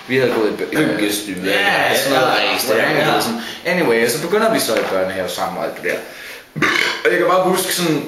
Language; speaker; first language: Danish; native; Danish